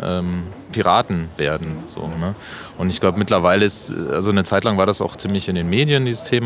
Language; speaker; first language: German; native; German